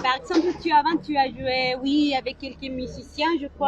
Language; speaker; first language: French; non-native, learner; Spanish